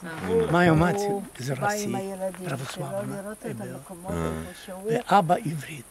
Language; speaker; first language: Russian; early bilingual, heritage; Polish